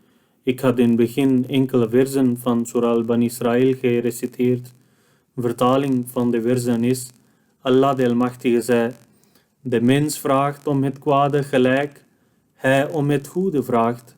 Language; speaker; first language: Dutch; non-native, fluent; Urdu